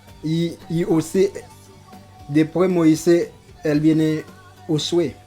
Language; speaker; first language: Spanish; non-native, local second language; Haitian Creole